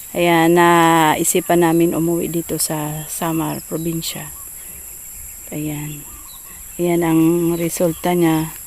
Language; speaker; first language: Filipino; non-native, local second language; Waray